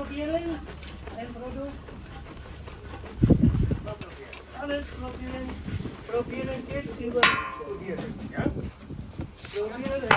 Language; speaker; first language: German; non-native, learner; Vietnamese